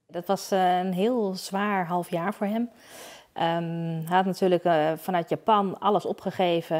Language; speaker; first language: Dutch; native; Dutch